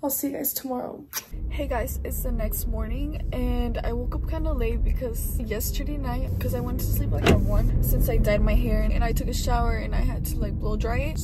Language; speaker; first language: English; early bilingual, other home language; Spanish